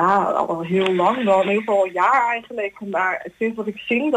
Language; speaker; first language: Dutch; native; Dutch